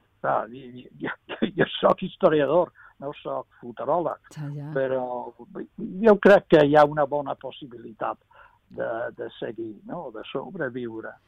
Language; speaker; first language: Catalan; non-native, fluent; English